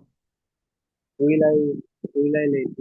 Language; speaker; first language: English; non-native, learner; Bangla